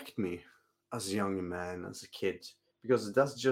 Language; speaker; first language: English; non-native, fluent; Norwegian